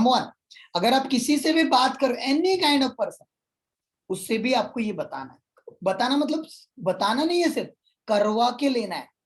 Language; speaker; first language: Hindi; native; Hindi